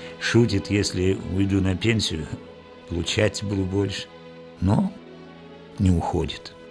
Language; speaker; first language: Russian; native; Russian